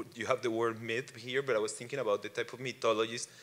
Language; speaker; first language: English; non-native, fluent; Spanish